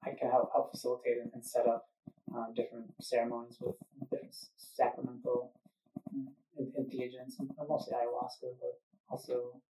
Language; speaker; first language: English; native; English